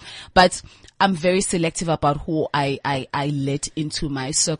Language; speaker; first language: English; non-native, local second language; Zulu